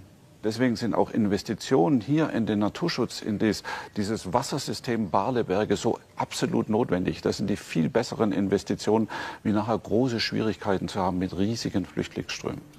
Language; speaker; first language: German; native; German